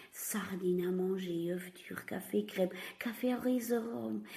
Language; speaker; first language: French; non-native, fluent; Portuguese